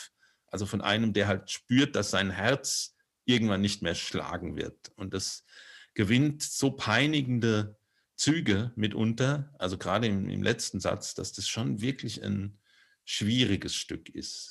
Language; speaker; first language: German; native; German